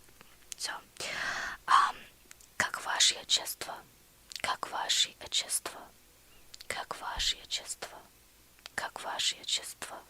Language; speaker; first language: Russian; non-native, learner; English